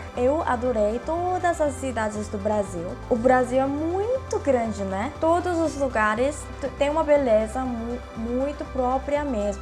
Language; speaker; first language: Portuguese; non-native, fluent; Korean